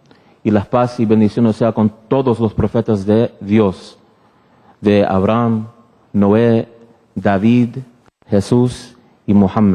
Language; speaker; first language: Spanish; early bilingual, heritage; Spanish